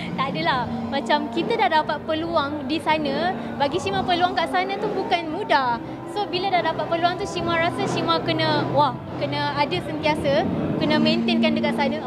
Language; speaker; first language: Malay; native; Malay